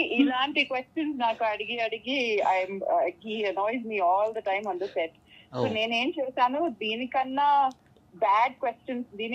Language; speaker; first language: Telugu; non-native, fluent; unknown